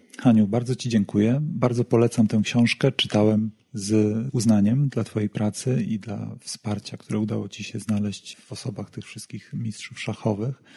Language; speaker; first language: Polish; native; Polish